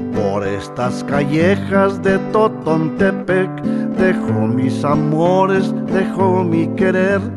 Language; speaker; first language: Spanish; native; Spanish